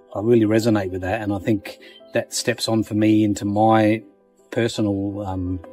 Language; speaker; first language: English; native; English